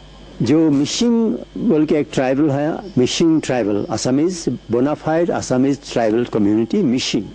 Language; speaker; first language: Hindi; non-native, local second language; Assamese